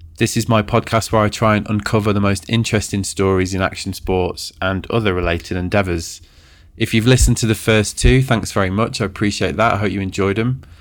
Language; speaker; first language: English; native; English